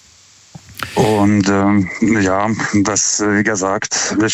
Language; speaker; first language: German; non-native, fluent; Lithuanian